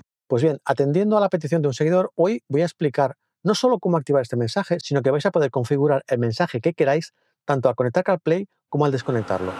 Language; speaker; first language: Spanish; native; Spanish